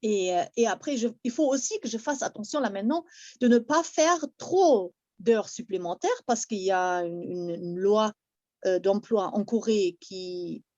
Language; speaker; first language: French; non-native, fluent; German